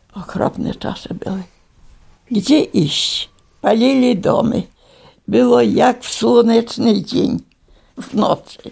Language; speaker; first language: Polish; native; Polish